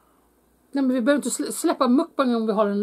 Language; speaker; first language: Swedish; native; Swedish